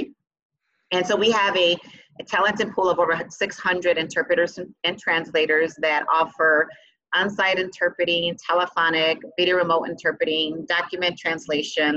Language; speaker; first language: English; early bilingual, other home language; Spanish